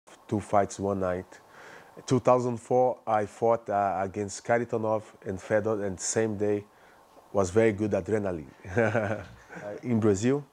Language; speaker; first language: English; non-native, learner; Portuguese